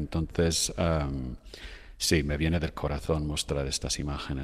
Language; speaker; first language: Spanish; non-native, fluent; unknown